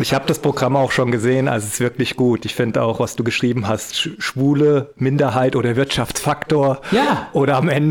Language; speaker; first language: German; native; German